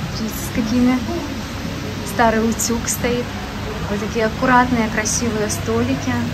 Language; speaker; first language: Russian; non-native, local second language; Belarusian